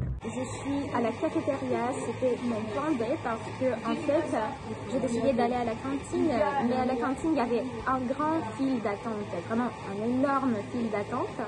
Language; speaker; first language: French; non-native, fluent; Russian